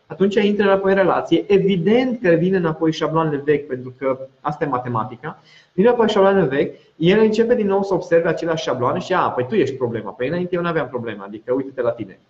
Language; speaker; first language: Romanian; non-native, local second language; Hungarian